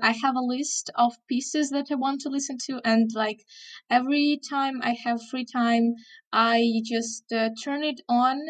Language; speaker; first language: English; non-native, fluent; Ukrainian